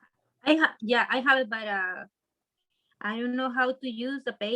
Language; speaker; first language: English; non-native, learner; Spanish